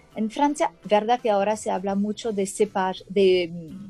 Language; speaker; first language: Spanish; non-native, fluent; French